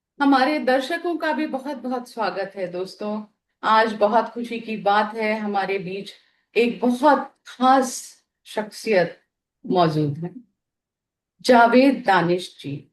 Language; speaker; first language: Hindi; native; Hindi